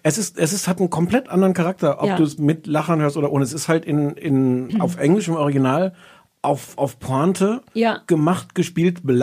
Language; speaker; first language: German; native; German